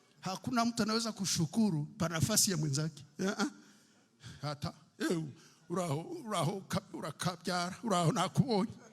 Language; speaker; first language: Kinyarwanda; early bilingual, heritage; Kinyarwanda